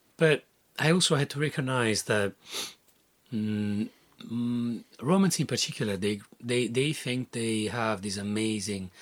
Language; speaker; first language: English; non-native, fluent; Italian